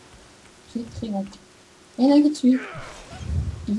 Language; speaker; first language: French; native; French